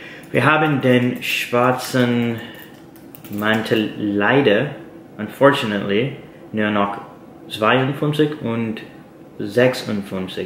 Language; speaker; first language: German; non-native, learner; English